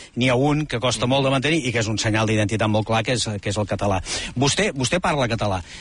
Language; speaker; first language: Catalan; native; Catalan